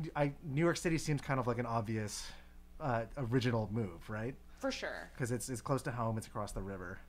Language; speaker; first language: English; native; English